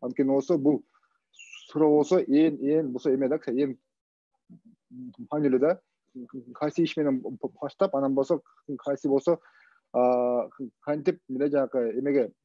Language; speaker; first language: Kyrgyz; non-native, local second language; Russian